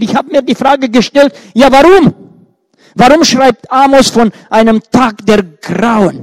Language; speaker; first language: German; non-native, fluent; Romanian